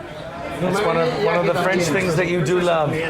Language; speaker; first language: English; native; English